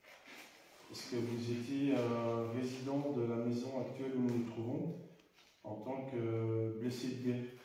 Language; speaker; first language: French; native; French